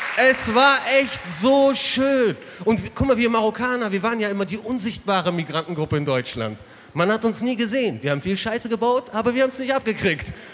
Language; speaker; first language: German; early bilingual, other home language; Arabic